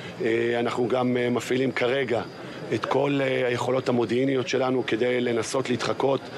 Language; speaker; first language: Hebrew; native; Hebrew